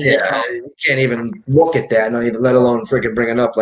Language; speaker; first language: English; native; English